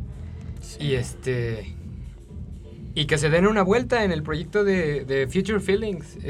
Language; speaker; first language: Spanish; native; Spanish